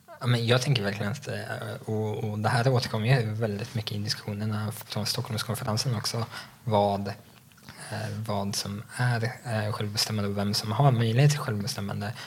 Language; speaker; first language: Swedish; native; Swedish